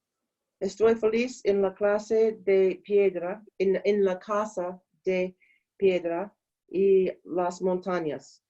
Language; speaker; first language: Spanish; non-native, learner; English